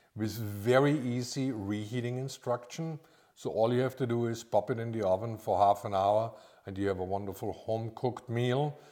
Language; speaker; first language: English; non-native, fluent; German